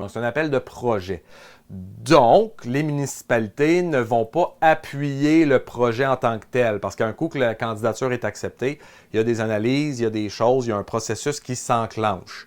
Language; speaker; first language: French; native; French